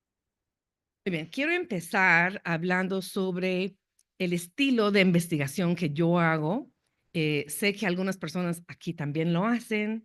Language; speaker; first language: Spanish; non-native, fluent; English